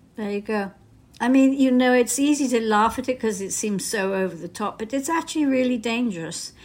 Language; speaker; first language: English; native; English